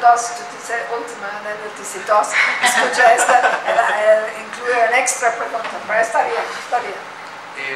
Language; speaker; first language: Spanish; non-native, learner; English